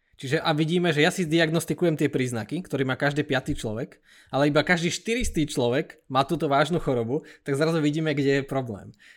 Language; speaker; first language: Slovak; native; Slovak